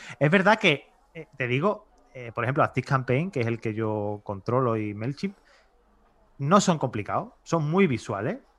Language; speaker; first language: Spanish; native; Spanish